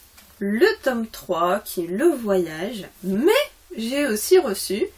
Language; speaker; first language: French; native; French